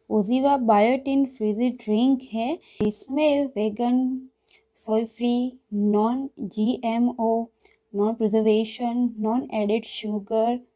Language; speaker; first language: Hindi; non-native, local second language; Gujarati